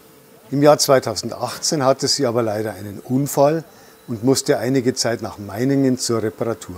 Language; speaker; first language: German; native; German